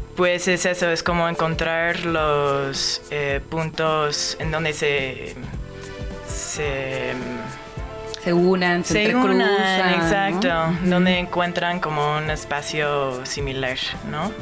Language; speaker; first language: Spanish; non-native, fluent; English